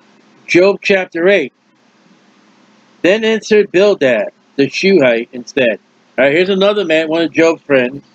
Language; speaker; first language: English; native; English